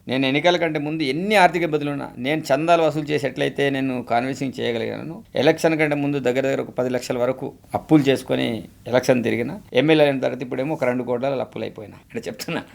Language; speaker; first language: Telugu; non-native, local second language; Gondi